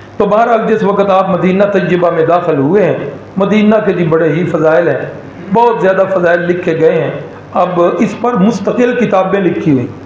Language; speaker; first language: Urdu; non-native, local second language; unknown